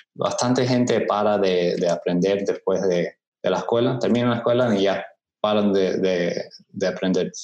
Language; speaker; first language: Spanish; early bilingual, heritage; Spanish